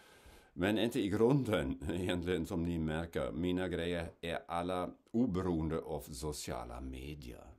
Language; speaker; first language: Swedish; non-native, fluent; German